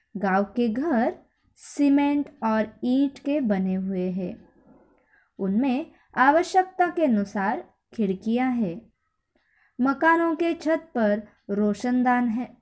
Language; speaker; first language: Hindi; non-native, local second language; Marathi